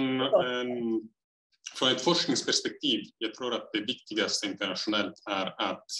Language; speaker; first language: Swedish; non-native, fluent; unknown